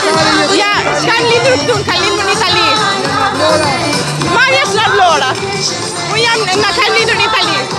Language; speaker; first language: Albanian; early bilingual, heritage; Albanian